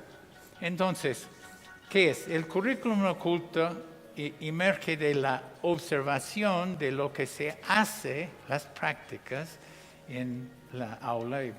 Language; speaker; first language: Spanish; non-native, fluent; English